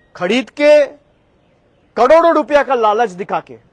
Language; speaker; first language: Hindi; non-native, local second language; Bangla